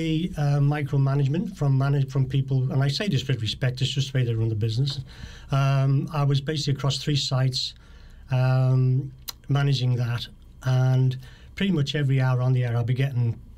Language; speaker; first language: English; native; English